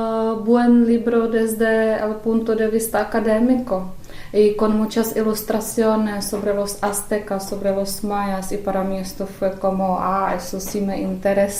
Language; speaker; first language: Spanish; non-native, fluent; Czech